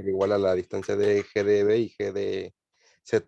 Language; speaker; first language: Spanish; native; Spanish